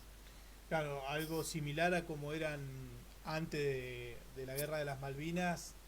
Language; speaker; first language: Spanish; native; Spanish